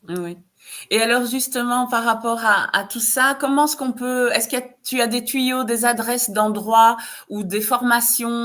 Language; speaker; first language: French; native; French